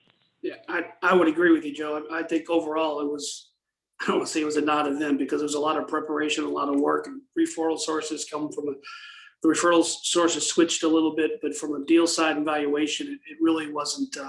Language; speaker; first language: English; native; English